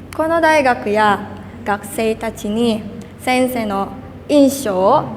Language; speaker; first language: Japanese; non-native, learner; Indonesian